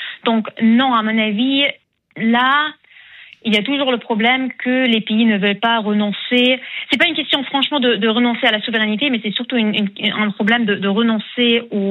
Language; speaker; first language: French; non-native, fluent; German